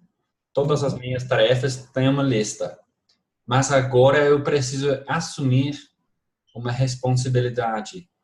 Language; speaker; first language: Portuguese; non-native, fluent; English